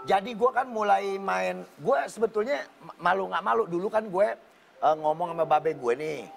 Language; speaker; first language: Indonesian; native; Indonesian